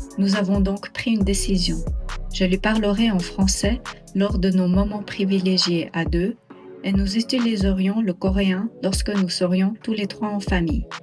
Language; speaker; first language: French; non-native, local second language; Swiss German